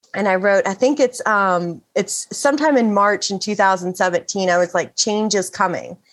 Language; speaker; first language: English; native; English